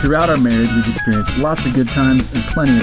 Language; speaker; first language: English; native; English